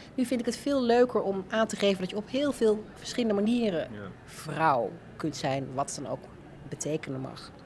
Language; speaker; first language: Dutch; native; Dutch